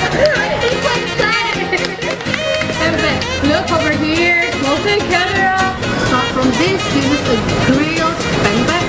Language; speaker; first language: English; non-native, fluent; Indonesian